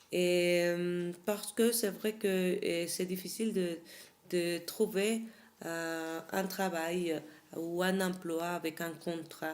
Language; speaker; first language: French; non-native, fluent; Spanish